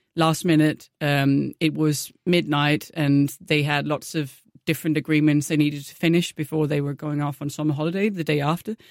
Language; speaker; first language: English; non-native, fluent; Danish